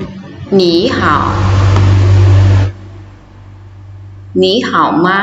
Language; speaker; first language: Chinese; non-native, fluent; Khmer